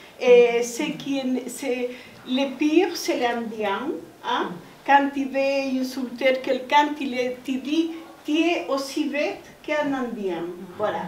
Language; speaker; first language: French; non-native, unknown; Spanish